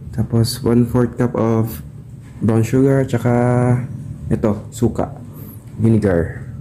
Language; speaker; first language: Filipino; non-native, local second language; Hiligaynon